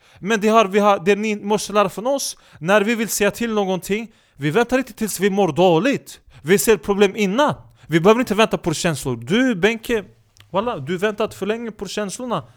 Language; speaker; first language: Swedish; early bilingual, other home language; Turkish